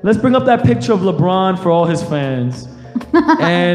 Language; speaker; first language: English; early bilingual, other home language; Spanish